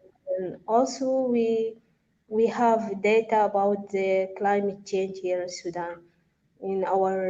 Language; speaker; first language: English; non-native, fluent; Arabic